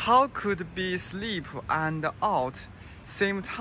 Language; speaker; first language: English; non-native, learner; Chinese